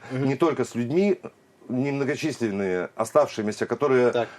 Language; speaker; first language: Russian; native; Russian